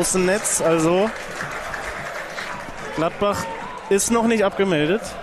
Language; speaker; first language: German; native; German